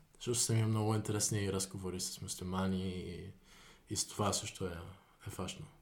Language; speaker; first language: Bulgarian; non-native, fluent; Dutch